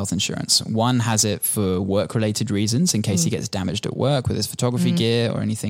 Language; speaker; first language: English; native; English